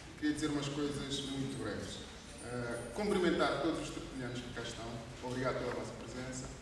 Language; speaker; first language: Portuguese; non-native, local second language; Kabuverdianu